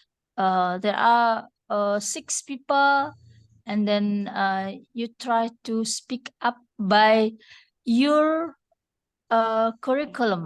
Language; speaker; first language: English; non-native, fluent; Indonesian